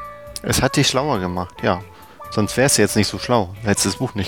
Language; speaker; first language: German; native; German